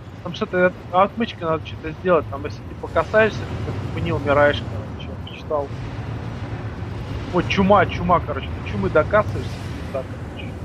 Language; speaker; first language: Russian; native; Russian